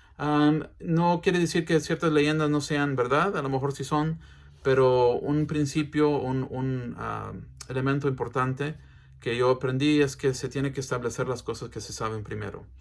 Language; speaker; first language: Spanish; early bilingual, heritage; English